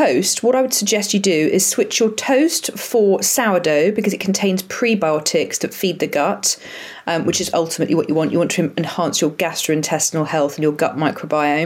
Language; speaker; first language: English; native; English